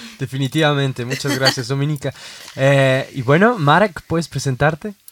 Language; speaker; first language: Spanish; native; Spanish